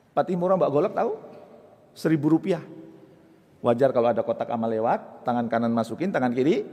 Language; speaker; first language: Indonesian; native; Indonesian